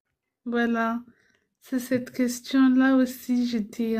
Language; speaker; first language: French; non-native, fluent; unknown